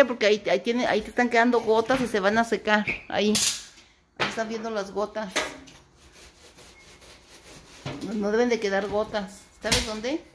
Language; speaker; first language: Spanish; native; Spanish